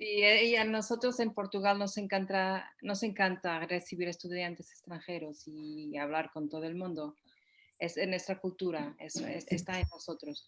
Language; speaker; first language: Spanish; non-native, fluent; Portuguese